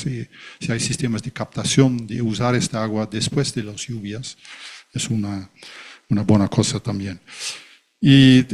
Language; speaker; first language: Spanish; non-native, fluent; Dutch